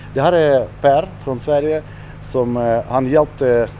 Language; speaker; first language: Swedish; non-native, learner; Ukrainian